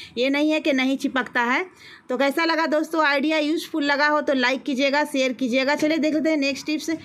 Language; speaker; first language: Hindi; native; Hindi